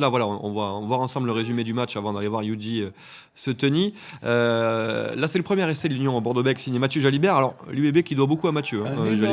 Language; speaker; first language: French; native; French